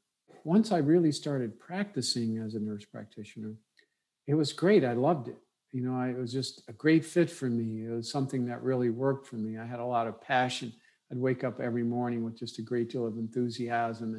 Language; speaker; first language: English; native; English